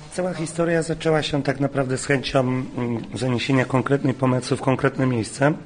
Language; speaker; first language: Polish; native; Polish